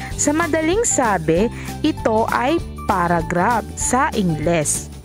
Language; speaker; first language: Filipino; non-native, local second language; Maranao